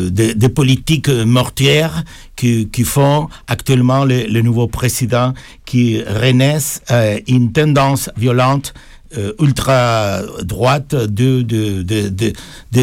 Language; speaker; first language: French; non-native, fluent; Spanish